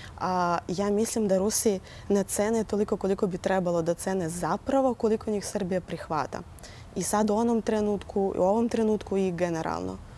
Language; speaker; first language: Serbian; non-native, fluent; Russian